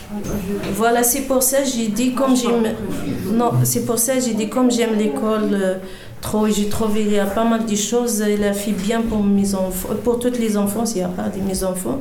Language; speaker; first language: French; non-native, learner; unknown